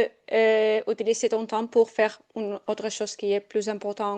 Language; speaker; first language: French; non-native, fluent; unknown